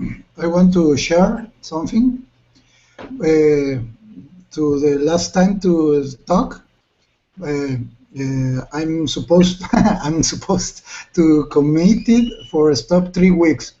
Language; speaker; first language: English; non-native, learner; Spanish